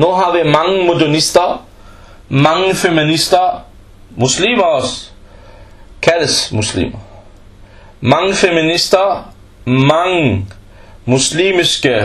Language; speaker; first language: Danish; non-native, fluent; Arabic